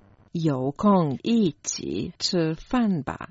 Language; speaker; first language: Chinese; non-native, learner; Croatian